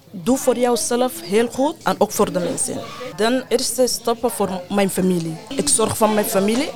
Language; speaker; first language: Dutch; non-native, learner; Arabic